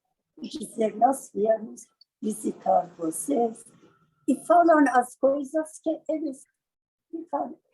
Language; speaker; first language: Portuguese; non-native, learner; Persian